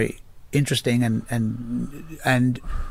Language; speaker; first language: English; native; English